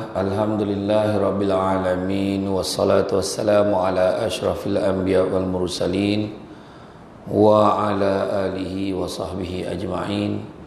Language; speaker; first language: Malay; native; Malay